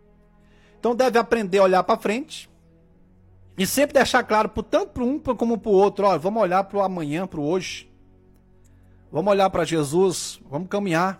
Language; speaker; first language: Portuguese; native; Portuguese